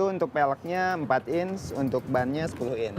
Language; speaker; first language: Indonesian; native; Indonesian